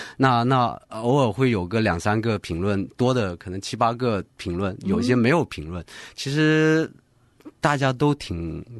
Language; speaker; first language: Chinese; non-native, local second language; Hakka Chinese